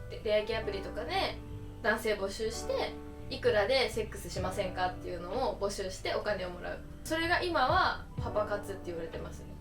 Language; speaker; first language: Japanese; native; Japanese